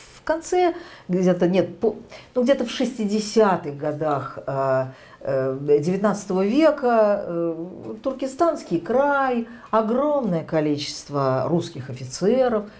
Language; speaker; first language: Russian; native; Russian